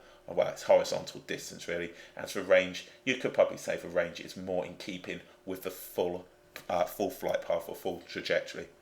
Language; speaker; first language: English; native; English